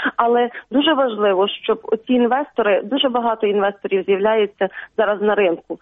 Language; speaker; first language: Ukrainian; native; Ukrainian